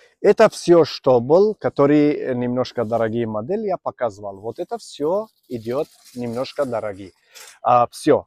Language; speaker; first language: Russian; non-native, learner; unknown